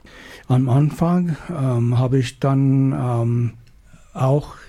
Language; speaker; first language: German; non-native, learner; English